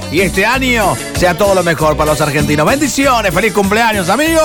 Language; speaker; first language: Spanish; native; Spanish